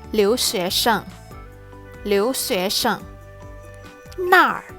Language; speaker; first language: Chinese; non-native, fluent; Thai